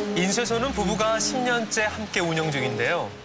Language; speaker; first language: Korean; native; Korean